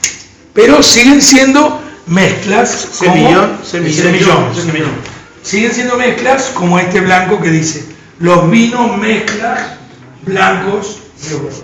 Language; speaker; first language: Spanish; native; Spanish